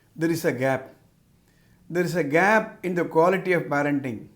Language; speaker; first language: English; non-native, local second language; Tamil